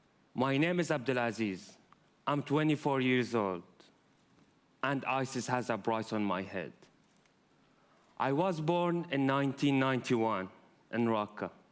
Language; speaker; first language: English; non-native, fluent; Arabic